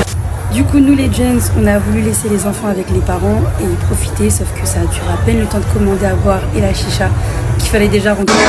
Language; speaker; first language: French; native; French